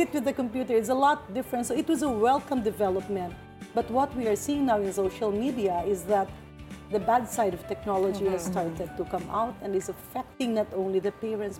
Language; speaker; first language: English; non-native, local second language; Hiligaynon